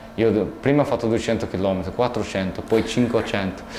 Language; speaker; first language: Italian; non-native, fluent; Portuguese